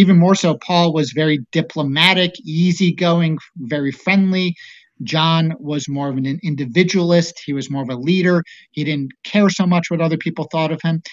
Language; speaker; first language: English; native; English